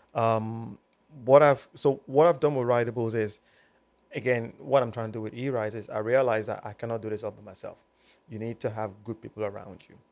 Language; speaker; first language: English; native; English